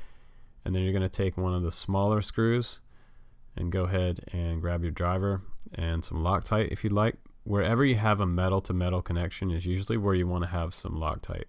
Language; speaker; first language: English; native; English